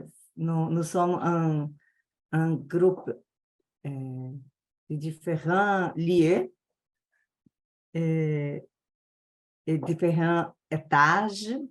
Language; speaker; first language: French; non-native, learner; Portuguese